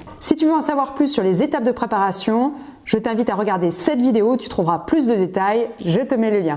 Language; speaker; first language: French; native; French